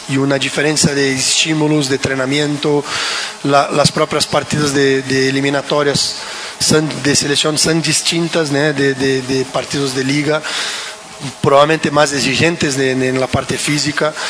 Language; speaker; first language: Spanish; non-native, fluent; Portuguese